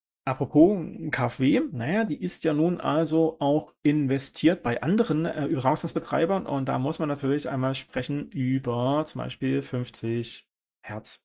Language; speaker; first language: German; native; German